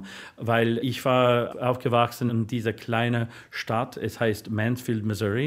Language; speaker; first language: German; non-native, learner; English